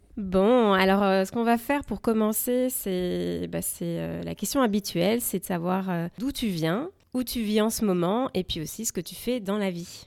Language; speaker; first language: French; native; French